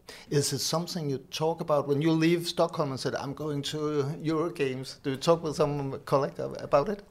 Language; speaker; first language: English; non-native, learner; Danish